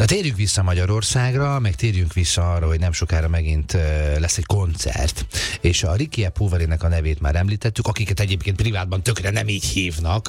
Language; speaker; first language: Hungarian; native; Hungarian